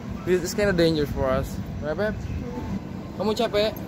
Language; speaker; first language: English; non-native, learner; Indonesian